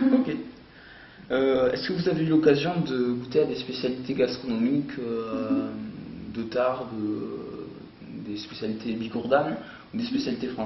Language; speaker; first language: French; native; French